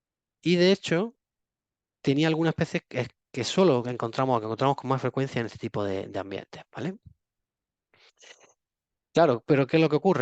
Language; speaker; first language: Spanish; native; Spanish